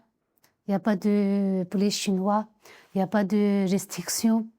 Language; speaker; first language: French; non-native, learner; Tibetan